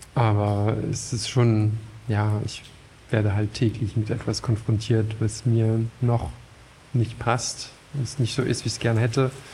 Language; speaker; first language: German; non-native, fluent; French